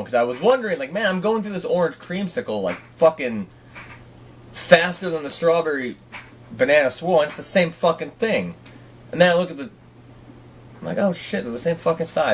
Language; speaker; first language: English; native; English